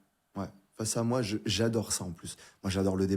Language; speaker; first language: French; native; French